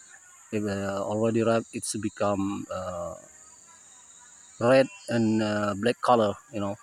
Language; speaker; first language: English; non-native, learner; Indonesian